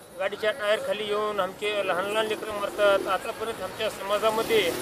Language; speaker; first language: Marathi; non-native, local second language; Lambadi